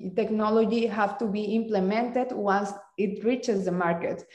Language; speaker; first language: English; non-native, fluent; Spanish